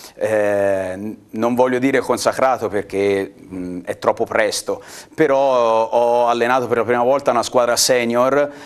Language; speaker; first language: Italian; native; Italian